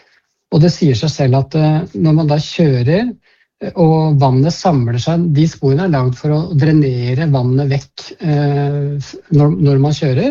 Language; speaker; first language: Norwegian; native; Norwegian